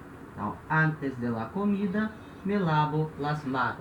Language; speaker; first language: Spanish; non-native, fluent; Portuguese